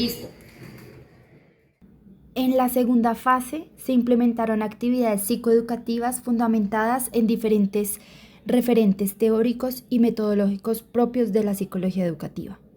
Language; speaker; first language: Spanish; native; Spanish